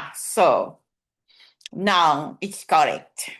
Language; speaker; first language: English; non-native, learner; French